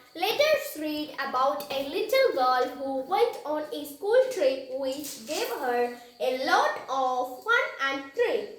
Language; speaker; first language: English; non-native, local second language; Malayalam